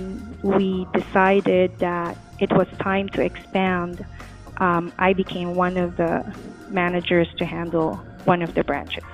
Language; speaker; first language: English; non-native, local second language; Filipino